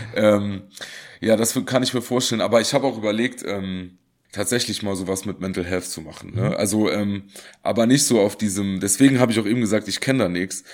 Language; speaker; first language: German; native; German